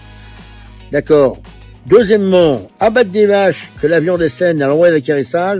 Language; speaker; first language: French; native; French